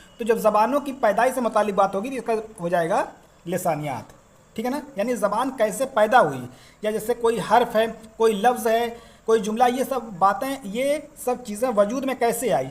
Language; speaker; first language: Hindi; native; Hindi